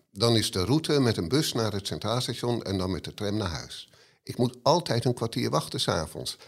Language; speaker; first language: Dutch; native; Dutch